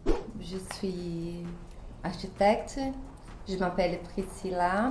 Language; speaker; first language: French; non-native, fluent; Portuguese